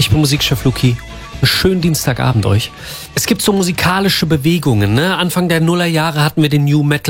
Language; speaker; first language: German; native; German